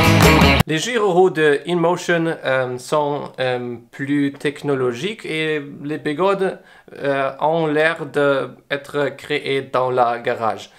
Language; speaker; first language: French; non-native, learner; English